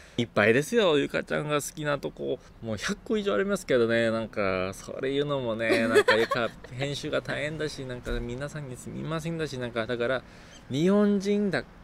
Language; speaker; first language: Japanese; non-native, fluent; Korean